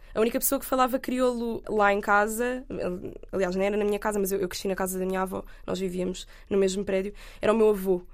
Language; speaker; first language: Portuguese; native; Portuguese